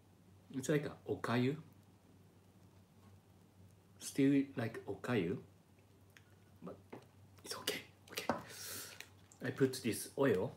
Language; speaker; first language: English; non-native, learner; Japanese